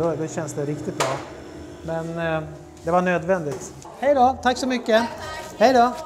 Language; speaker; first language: Swedish; early bilingual, other home language; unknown